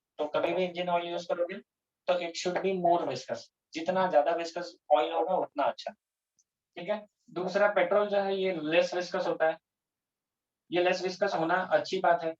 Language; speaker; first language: Hindi; non-native, local second language; Gujarati